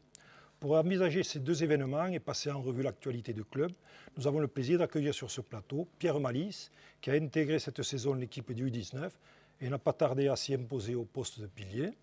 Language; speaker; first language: French; native; French